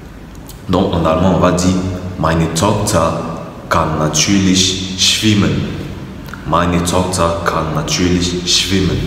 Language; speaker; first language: German; non-native, fluent; French